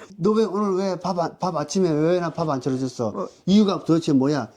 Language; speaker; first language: Korean; native; Korean